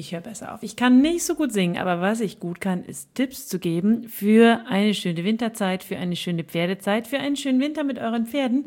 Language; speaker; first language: German; native; German